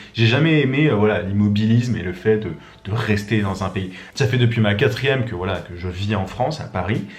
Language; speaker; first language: French; native; French